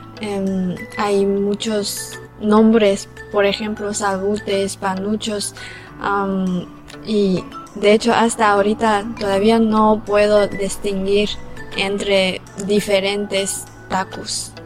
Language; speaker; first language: Spanish; non-native, fluent; Chinese